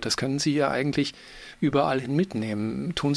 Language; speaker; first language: German; native; German